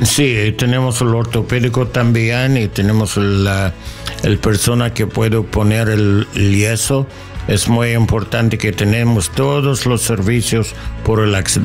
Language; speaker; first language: Spanish; non-native, learner; English